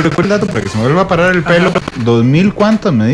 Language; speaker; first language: Spanish; native; Spanish